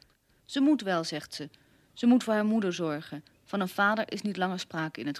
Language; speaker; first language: Dutch; native; Dutch